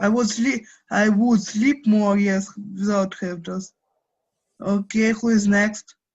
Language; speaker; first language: English; non-native, fluent; Ukrainian